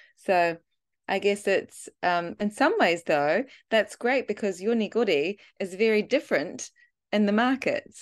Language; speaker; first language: English; native; English